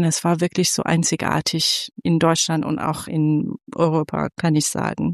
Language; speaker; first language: German; non-native, fluent; Persian